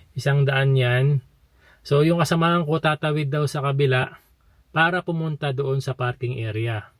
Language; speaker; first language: Filipino; native; Filipino